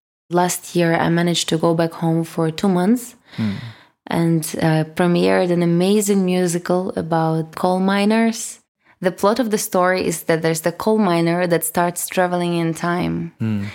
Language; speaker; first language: English; non-native, fluent; Russian